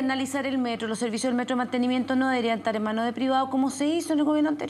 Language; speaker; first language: Spanish; native; Spanish